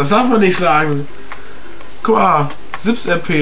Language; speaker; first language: German; native; German